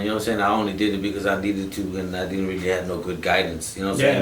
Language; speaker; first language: English; native; English